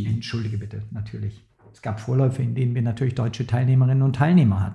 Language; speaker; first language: German; native; German